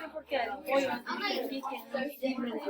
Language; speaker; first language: Spanish; early bilingual, other home language; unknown